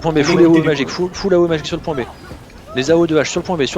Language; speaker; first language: French; native; French